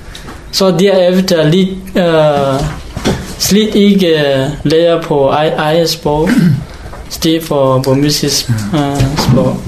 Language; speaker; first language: Danish; non-native, learner; Hakha Chin